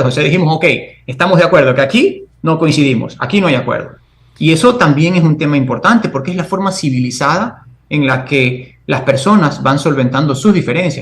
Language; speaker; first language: Spanish; native; Spanish